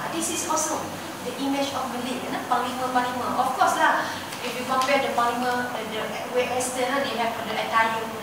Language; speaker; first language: English; non-native, local second language; Malay